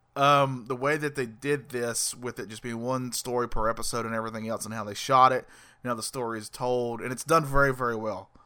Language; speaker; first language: English; native; English